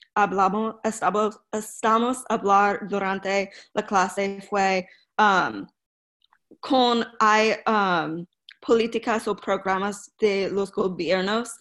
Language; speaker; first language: Spanish; non-native, fluent; English